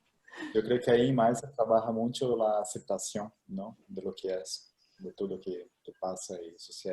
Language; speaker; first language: Spanish; non-native, fluent; Portuguese